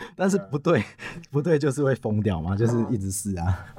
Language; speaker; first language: Chinese; non-native, local second language; Min Nan Chinese